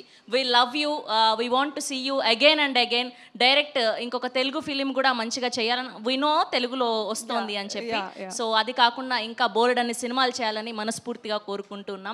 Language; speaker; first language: Telugu; native; Telugu